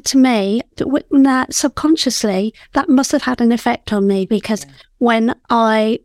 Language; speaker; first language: English; native; English